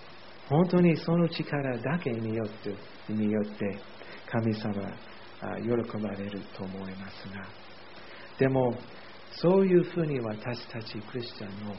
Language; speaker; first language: Japanese; non-native, fluent; English